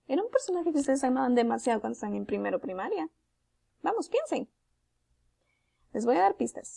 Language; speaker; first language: Spanish; native; Spanish